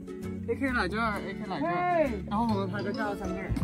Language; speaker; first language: Chinese; native; Chinese